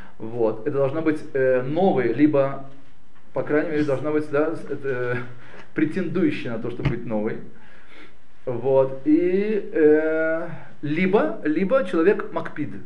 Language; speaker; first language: Russian; early bilingual, heritage; Russian